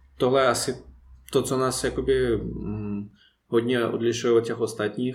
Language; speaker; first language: Czech; non-native, fluent; Russian